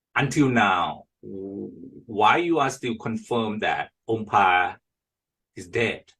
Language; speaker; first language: English; non-native, fluent; Thai